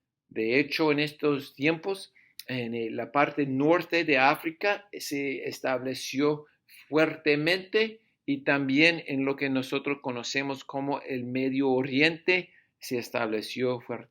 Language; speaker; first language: Spanish; non-native, fluent; English